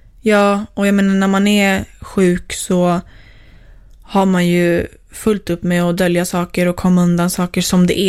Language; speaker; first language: Swedish; native; Swedish